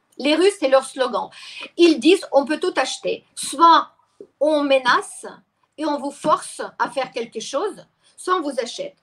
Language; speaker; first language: French; non-native, fluent; Russian